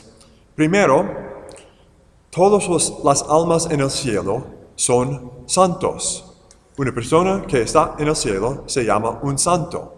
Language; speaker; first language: Spanish; non-native, fluent; English